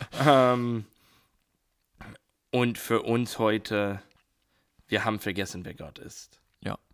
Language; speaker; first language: German; non-native, learner; English